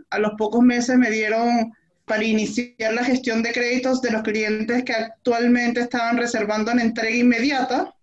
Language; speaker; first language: Spanish; native; Spanish